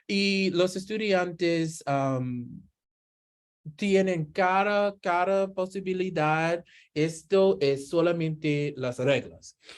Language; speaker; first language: Spanish; non-native, learner; English